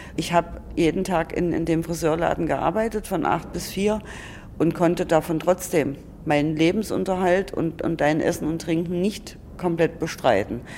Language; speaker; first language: German; native; German